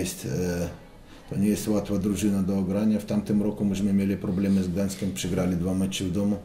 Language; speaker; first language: Polish; non-native, fluent; Russian